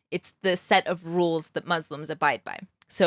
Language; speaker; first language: English; native; English